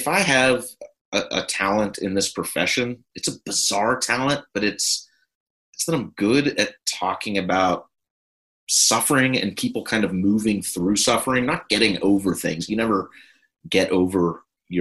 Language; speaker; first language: English; native; English